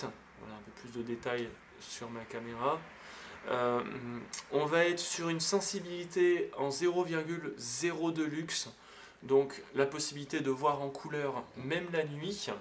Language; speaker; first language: French; native; French